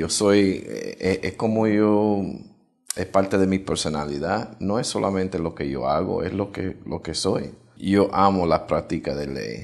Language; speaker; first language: Spanish; early bilingual, heritage; Spanish